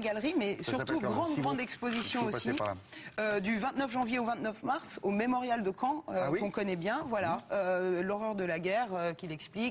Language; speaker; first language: French; native; French